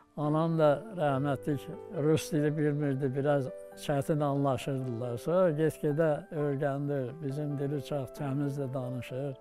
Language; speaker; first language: Azerbaijani; non-native, local second language; Avaric